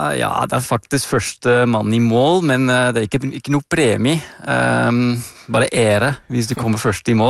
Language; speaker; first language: Norwegian; non-native, fluent; Dutch